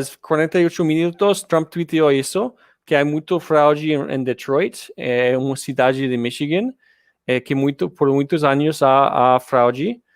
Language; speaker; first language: Portuguese; non-native, learner; English